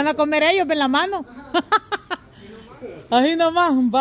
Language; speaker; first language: Spanish; native; Spanish